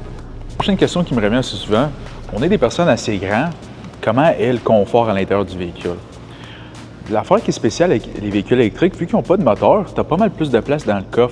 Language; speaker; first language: French; native; French